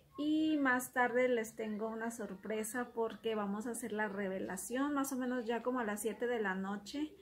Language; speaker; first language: Spanish; early bilingual, heritage; Spanish